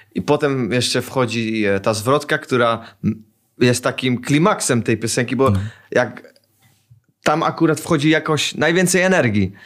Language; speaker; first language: Polish; early bilingual, heritage; Polish